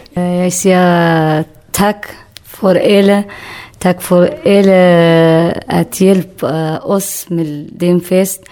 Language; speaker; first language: Danish; non-native, learner; Kurdish